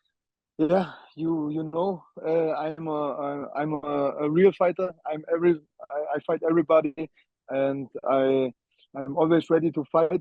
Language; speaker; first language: English; non-native, learner; German